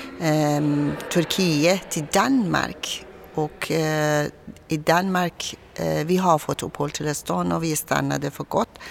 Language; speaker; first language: Swedish; non-native, fluent; Persian